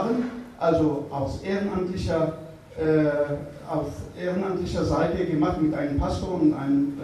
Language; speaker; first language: German; non-native, fluent; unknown